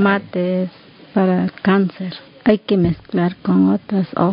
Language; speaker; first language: Spanish; non-native, local second language; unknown